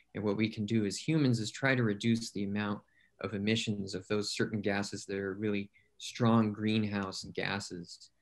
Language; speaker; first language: English; native; English